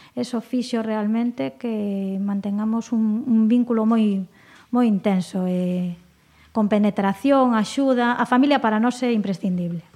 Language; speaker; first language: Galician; non-native, local second language; Spanish